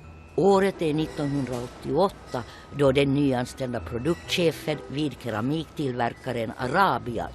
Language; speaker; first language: Swedish; native; Swedish